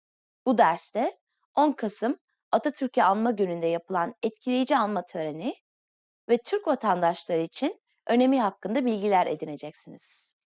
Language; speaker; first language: Turkish; native; Turkish